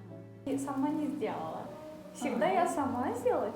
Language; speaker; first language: Russian; non-native, learner; Azerbaijani